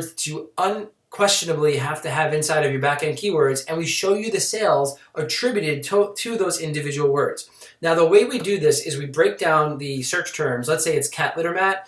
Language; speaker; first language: English; native; English